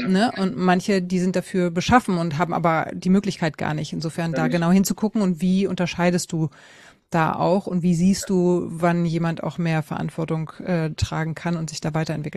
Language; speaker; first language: German; native; German